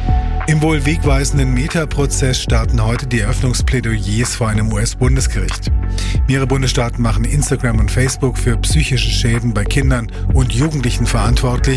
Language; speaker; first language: German; native; German